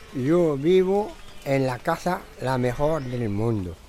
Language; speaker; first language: French; native; French